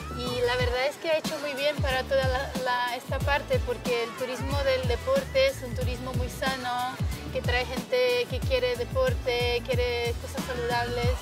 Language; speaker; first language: Spanish; non-native, fluent; Portuguese